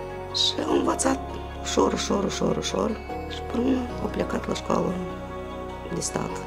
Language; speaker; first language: Romanian; non-native, learner; Russian